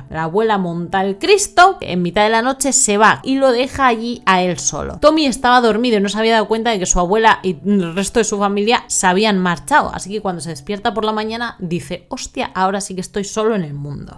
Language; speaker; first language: Spanish; native; Spanish